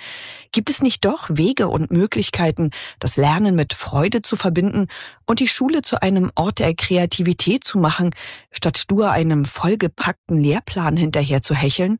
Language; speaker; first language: German; native; German